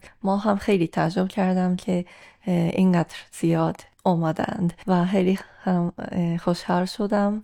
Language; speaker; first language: Persian; non-native, fluent; Japanese